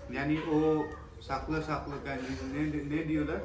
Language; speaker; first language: Turkish; non-native, learner; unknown